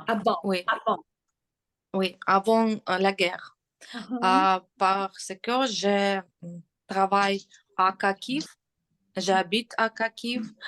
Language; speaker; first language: French; non-native, learner; Ukrainian